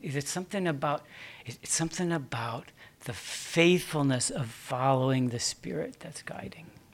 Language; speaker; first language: English; native; English